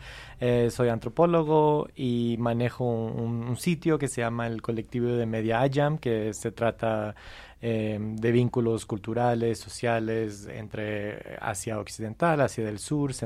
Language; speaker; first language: Spanish; non-native, fluent; English